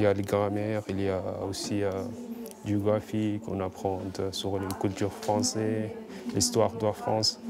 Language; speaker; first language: French; non-native, fluent; Arabic